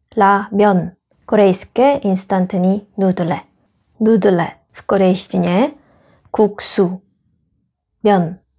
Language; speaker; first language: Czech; non-native, fluent; Korean